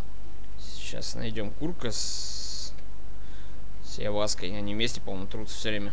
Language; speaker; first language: Russian; native; Russian